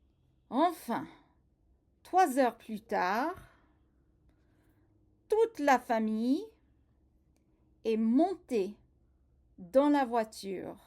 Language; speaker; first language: French; non-native, fluent; English